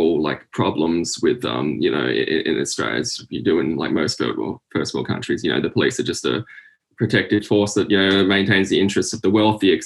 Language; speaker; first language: English; native; English